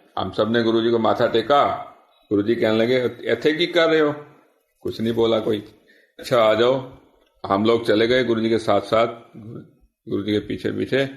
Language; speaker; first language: Hindi; native; Hindi